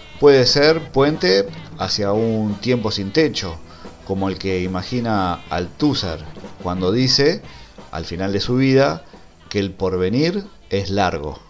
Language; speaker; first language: Spanish; native; Spanish